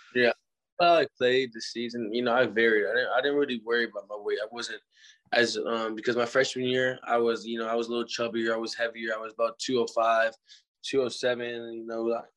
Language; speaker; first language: English; native; English